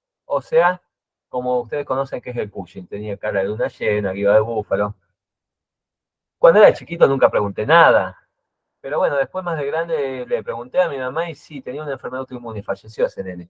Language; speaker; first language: Spanish; native; Spanish